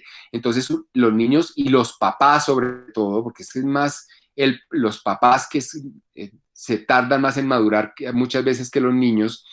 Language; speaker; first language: Spanish; native; Spanish